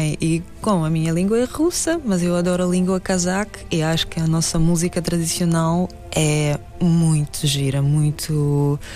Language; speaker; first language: Portuguese; non-native, fluent; Russian